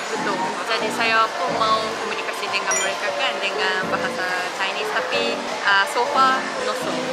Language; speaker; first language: Malay; non-native, fluent; Japanese